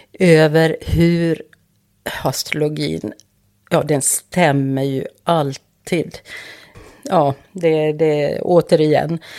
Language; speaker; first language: Swedish; native; Swedish